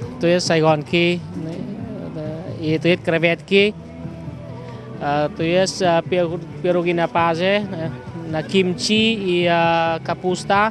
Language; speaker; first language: Polish; non-native, learner; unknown